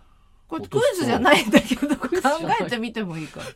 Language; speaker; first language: Japanese; native; Japanese